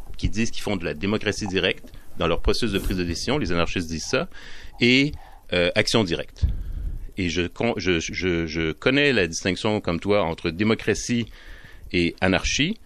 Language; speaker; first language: French; native; French